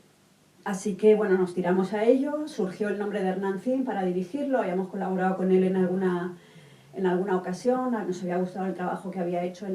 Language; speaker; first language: Spanish; native; Spanish